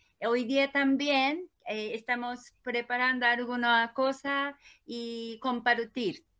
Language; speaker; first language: Spanish; non-native, learner; Korean